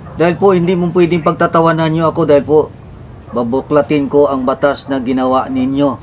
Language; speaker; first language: Filipino; non-native, local second language; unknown